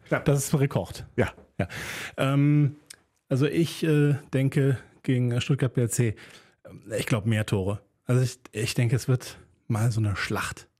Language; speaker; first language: German; native; German